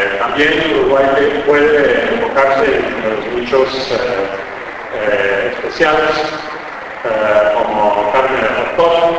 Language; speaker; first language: Spanish; non-native, fluent; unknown